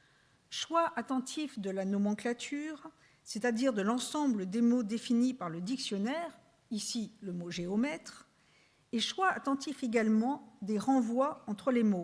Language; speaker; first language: French; native; French